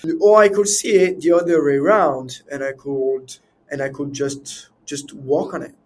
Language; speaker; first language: English; non-native, fluent; French